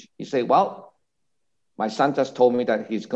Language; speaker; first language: English; non-native, local second language; Cantonese